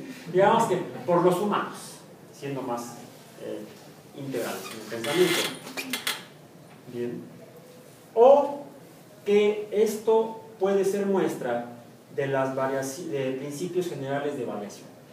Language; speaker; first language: Spanish; native; Spanish